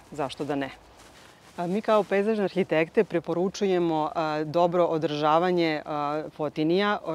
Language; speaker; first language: Croatian; native; Croatian